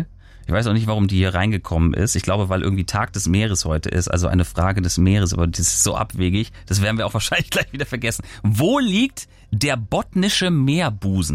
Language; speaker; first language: German; native; German